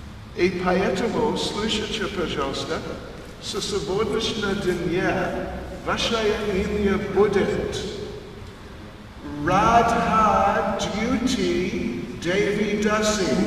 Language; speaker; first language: Russian; non-native, learner; English